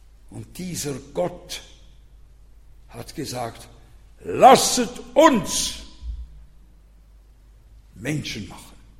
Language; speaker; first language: German; non-native, fluent; French